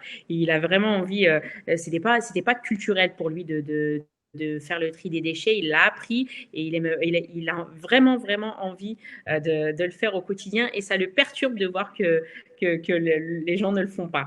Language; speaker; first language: French; native; French